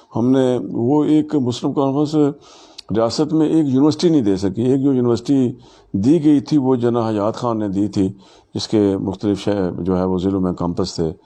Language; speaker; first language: Urdu; non-native, local second language; Pahari-Potwari